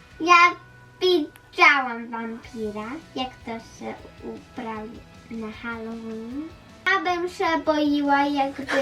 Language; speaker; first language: Polish; early bilingual, heritage; Polish